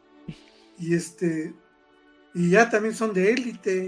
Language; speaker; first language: Spanish; native; Spanish